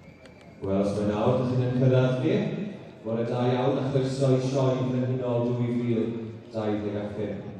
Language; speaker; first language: Welsh; native; Welsh